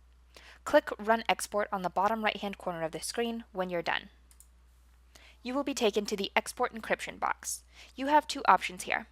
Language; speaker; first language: English; native; English